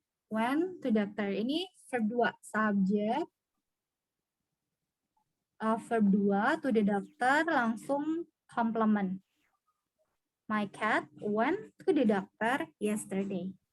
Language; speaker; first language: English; non-native, learner; Indonesian